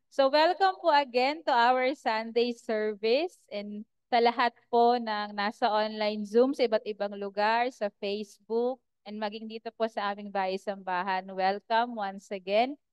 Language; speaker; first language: Filipino; non-native, local second language; Bikol